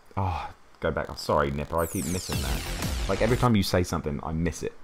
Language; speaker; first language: English; native; English